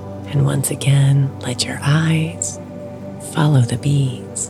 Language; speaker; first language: English; native; English